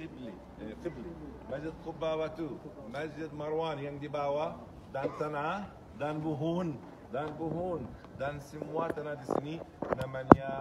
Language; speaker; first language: Indonesian; non-native, fluent; Arabic